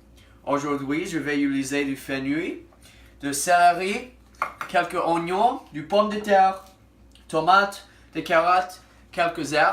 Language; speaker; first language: French; non-native, learner; English